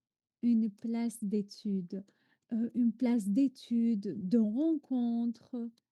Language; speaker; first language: French; non-native, fluent; Arabic